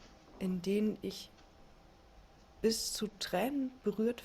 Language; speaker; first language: German; native; German